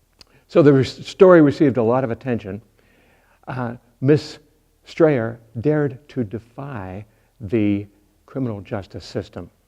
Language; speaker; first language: English; native; English